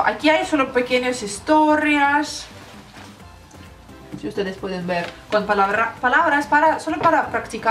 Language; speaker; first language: Spanish; non-native, learner; Russian